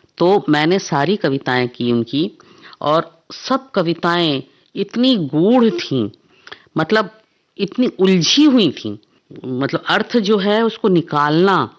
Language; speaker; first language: Hindi; non-native, local second language; Bangla